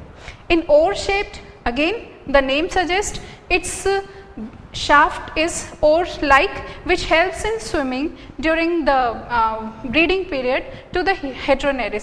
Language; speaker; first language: English; non-native, local second language; Hindi